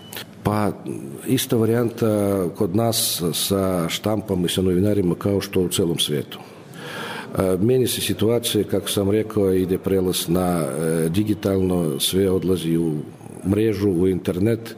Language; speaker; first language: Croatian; non-native, fluent; Russian